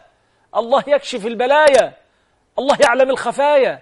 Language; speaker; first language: Arabic; native; Arabic